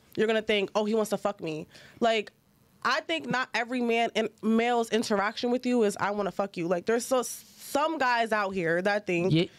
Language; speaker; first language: English; native; English